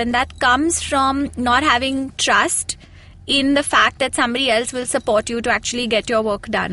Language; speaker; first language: English; non-native, local second language; Hindi